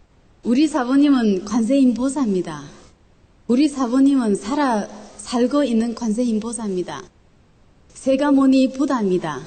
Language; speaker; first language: Korean; non-native, local second language; Chinese